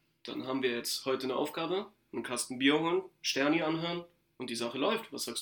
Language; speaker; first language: German; native; German